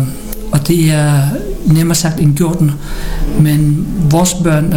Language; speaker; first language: Danish; non-native, fluent; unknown